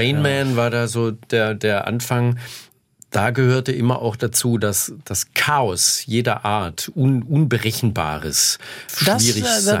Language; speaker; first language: German; native; German